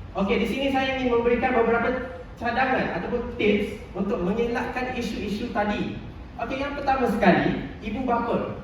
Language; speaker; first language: Malay; native; Malay